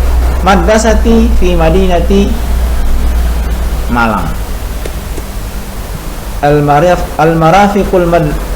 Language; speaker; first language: Arabic; non-native, fluent; Indonesian